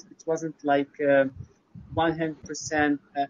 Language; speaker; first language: English; non-native, learner; Arabic